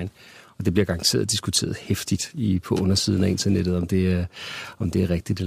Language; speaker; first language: Danish; native; Danish